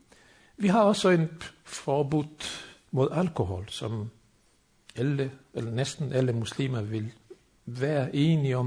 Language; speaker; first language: Danish; non-native, fluent; Bosnian